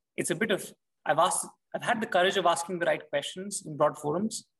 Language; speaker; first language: English; non-native, local second language; Hindi